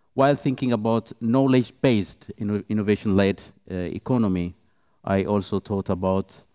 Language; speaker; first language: English; non-native, fluent; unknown